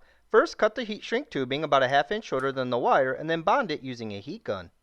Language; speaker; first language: English; native; English